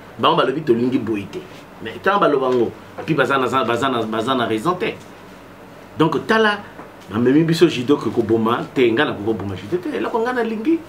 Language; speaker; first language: Lingala; native; Lingala